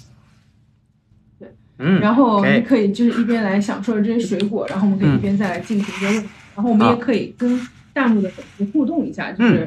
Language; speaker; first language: Chinese; native; Chinese